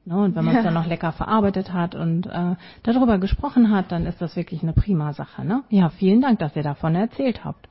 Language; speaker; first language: German; native; German